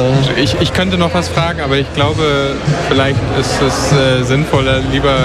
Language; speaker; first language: German; native; German